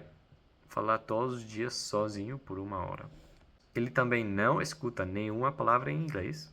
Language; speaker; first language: Portuguese; non-native, fluent; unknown